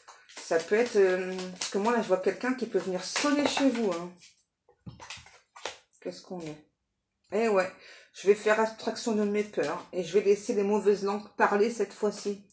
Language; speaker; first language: French; native; French